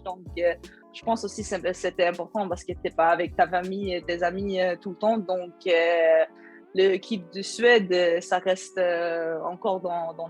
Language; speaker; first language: French; non-native, learner; Swedish